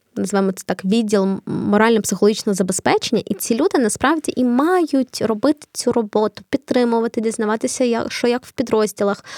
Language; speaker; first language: Ukrainian; non-native, local second language; Russian